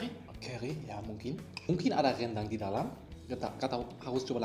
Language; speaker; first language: Indonesian; non-native, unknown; German